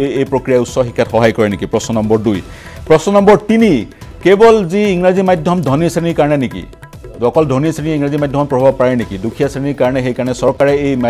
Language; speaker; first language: Assamese; native; Assamese